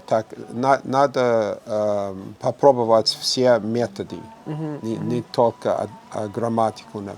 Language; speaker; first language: Russian; non-native, fluent; English